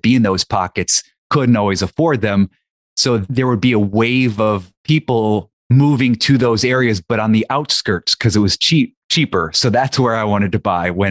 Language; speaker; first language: English; native; English